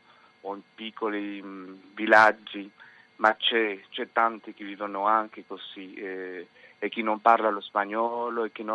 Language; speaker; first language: Italian; non-native, fluent; Spanish